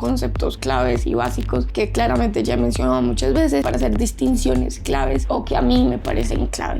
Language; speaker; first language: Spanish; native; Spanish